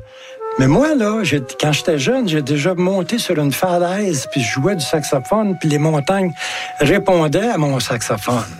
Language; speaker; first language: French; native; French